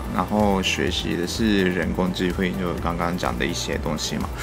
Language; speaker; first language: Chinese; non-native, fluent; Japanese